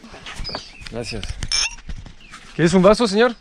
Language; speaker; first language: Spanish; non-native, learner; French